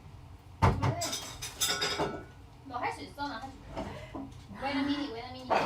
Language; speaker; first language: Korean; non-native, fluent; Thai